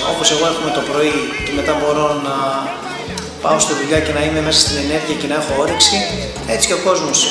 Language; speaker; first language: Greek; early bilingual, heritage; Greek